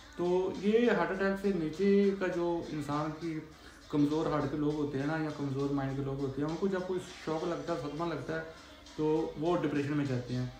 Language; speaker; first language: Urdu; non-native, local second language; Punjabi